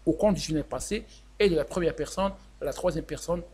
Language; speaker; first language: French; non-native, local second language; Arabic